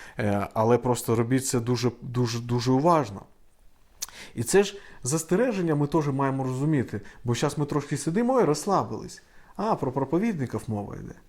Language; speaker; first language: Ukrainian; non-native, local second language; Russian